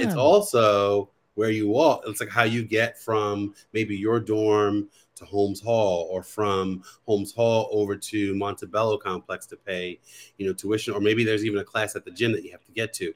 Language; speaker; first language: English; native; English